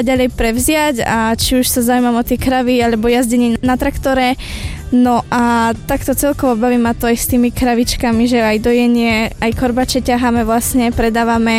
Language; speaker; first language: Slovak; native; Slovak